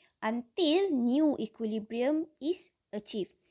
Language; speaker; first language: English; non-native, local second language; Malay